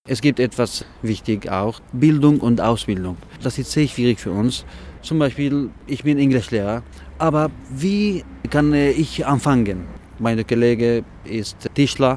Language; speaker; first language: German; non-native, learner; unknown